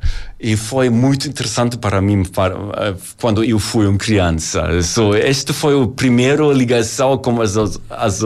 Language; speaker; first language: Portuguese; non-native, learner; German